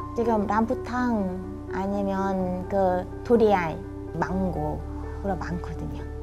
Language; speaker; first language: Korean; non-native, fluent; Vietnamese